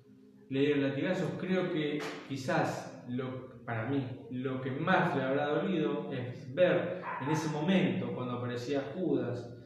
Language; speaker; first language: Spanish; native; Spanish